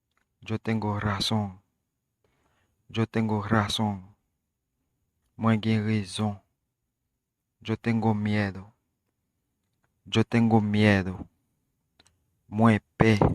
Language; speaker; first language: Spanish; non-native, learner; Haitian Creole